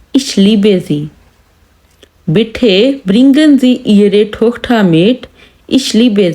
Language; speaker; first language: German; non-native, learner; Urdu